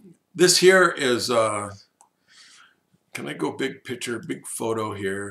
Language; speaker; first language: English; native; English